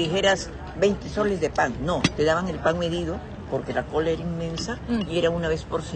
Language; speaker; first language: Spanish; native; Spanish